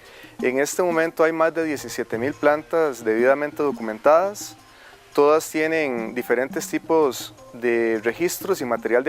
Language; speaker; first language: Spanish; native; Spanish